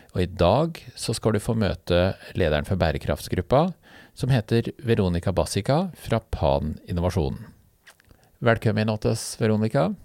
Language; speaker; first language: Norwegian; native; Norwegian